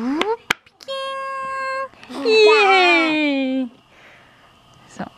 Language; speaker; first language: Japanese; native; Japanese